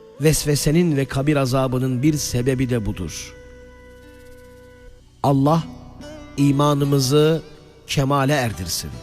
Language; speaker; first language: Turkish; native; Turkish